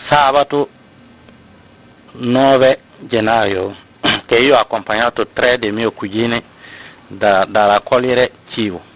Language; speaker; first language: Italian; non-native, learner; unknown